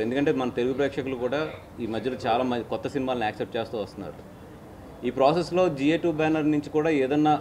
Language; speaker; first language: Telugu; native; Telugu